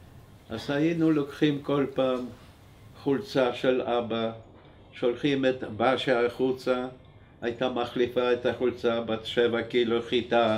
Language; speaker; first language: Hebrew; non-native, fluent; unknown